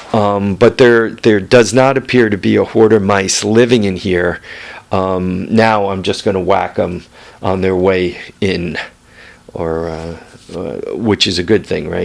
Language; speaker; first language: English; native; English